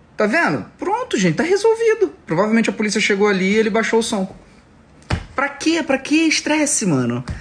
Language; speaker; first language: Portuguese; native; Portuguese